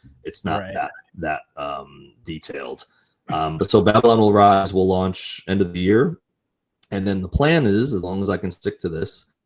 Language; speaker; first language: English; native; English